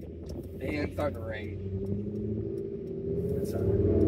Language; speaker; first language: English; native; English